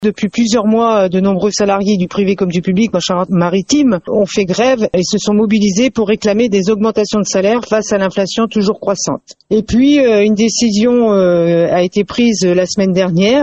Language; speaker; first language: French; native; French